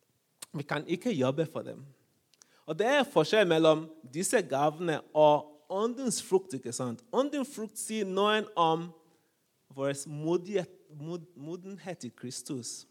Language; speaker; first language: Norwegian; non-native, fluent; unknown